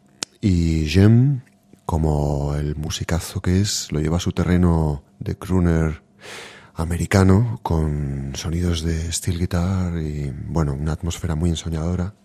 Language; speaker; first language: Spanish; native; Spanish